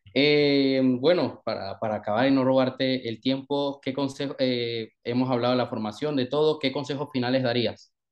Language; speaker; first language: Spanish; native; Spanish